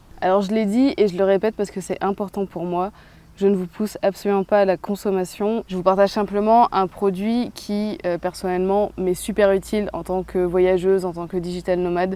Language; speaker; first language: French; native; French